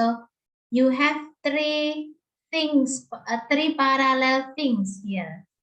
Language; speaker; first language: English; non-native, fluent; Indonesian